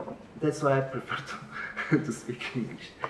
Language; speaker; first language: English; non-native, learner; Bulgarian